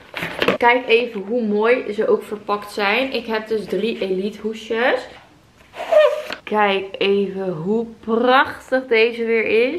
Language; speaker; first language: Dutch; native; Dutch